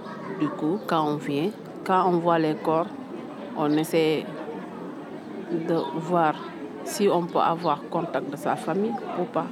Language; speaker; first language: French; non-native, local second language; Fula